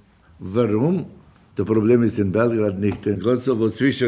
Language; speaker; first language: German; non-native, fluent; Albanian